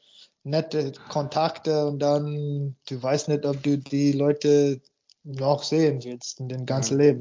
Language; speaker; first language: German; non-native, fluent; English